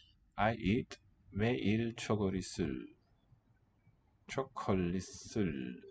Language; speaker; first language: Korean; non-native, learner; English